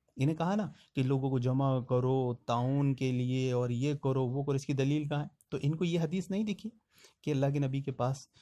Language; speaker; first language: Urdu; native; Urdu